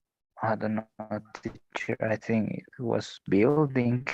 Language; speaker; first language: English; non-native, learner; Spanish